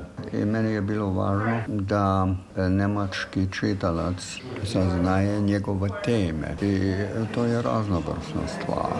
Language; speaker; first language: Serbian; non-native, fluent; German